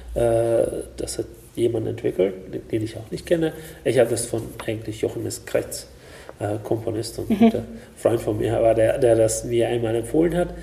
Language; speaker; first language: German; non-native, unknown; Hungarian